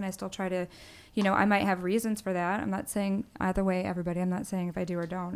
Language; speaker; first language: English; native; English